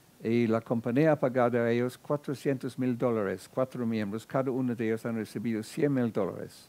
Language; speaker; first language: Spanish; non-native, fluent; English